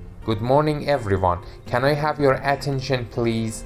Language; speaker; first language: English; non-native, fluent; Persian